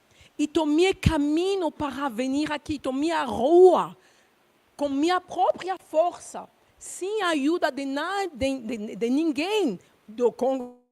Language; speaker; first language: Portuguese; non-native, learner; Luba-Lulua